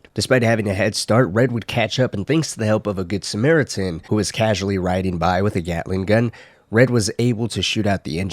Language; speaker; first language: English; native; English